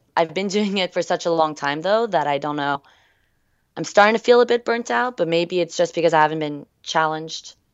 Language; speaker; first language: English; early bilingual, other home language; French